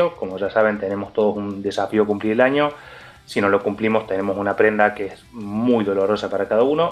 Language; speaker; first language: Spanish; native; Spanish